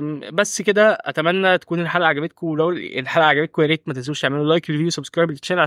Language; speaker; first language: Arabic; native; Arabic